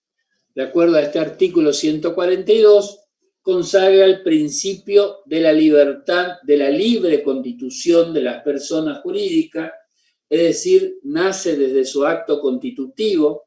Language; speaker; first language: Spanish; native; Spanish